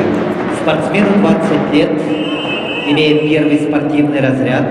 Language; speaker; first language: Russian; native; Russian